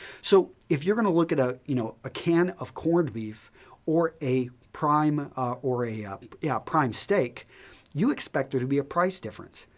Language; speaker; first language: English; native; English